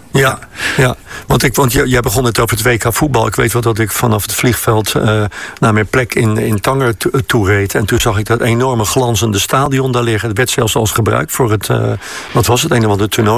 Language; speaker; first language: Dutch; native; Dutch